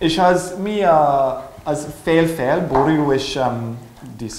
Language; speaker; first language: Hungarian; non-native, learner; English